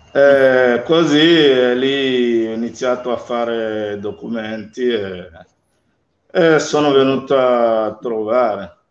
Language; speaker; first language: Italian; non-native, fluent; Swahili